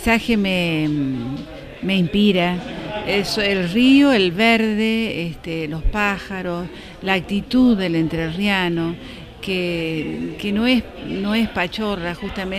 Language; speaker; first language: Spanish; native; Spanish